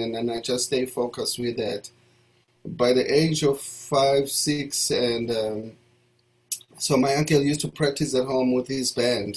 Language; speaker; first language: English; non-native, local second language; Zulu